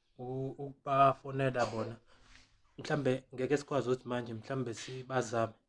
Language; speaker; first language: Zulu; native; Zulu